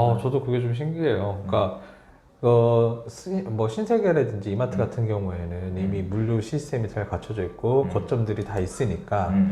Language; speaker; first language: Korean; native; Korean